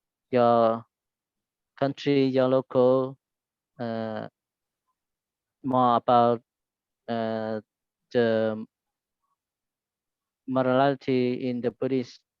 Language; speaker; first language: English; non-native, learner; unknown